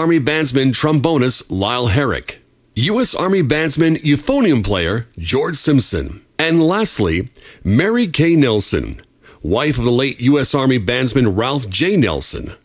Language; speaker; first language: English; native; English